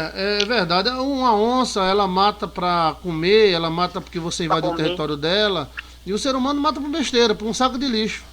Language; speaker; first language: Portuguese; native; Portuguese